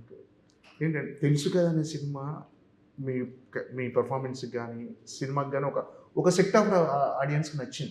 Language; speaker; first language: Telugu; native; Telugu